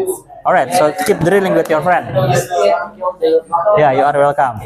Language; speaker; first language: English; non-native, fluent; Indonesian